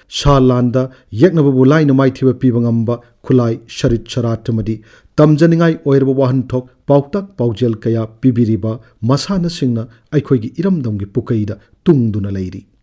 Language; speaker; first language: Manipuri; native; Manipuri